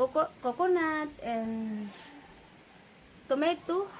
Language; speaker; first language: English; non-native, learner; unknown